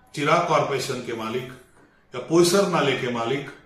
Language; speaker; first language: Hindi; non-native, local second language; Marathi